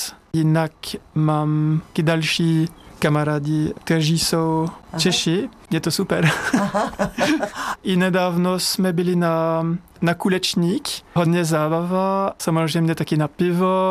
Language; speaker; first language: Czech; non-native, learner; French